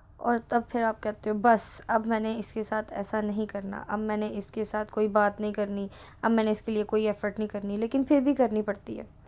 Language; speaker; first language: Urdu; non-native, local second language; Punjabi